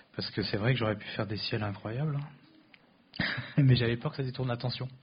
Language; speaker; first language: French; native; French